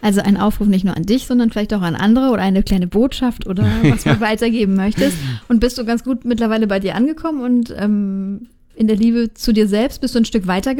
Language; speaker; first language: German; native; German